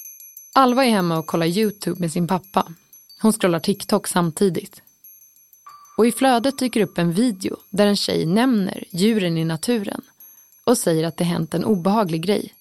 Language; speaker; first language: Swedish; native; Swedish